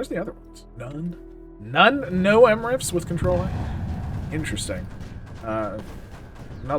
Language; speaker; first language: English; native; English